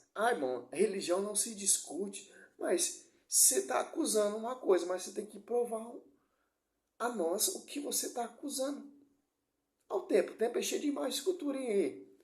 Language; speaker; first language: Portuguese; native; Portuguese